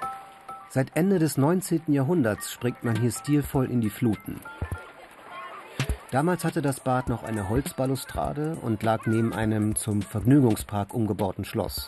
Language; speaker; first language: German; native; German